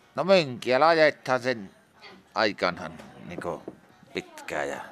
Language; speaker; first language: Finnish; native; Finnish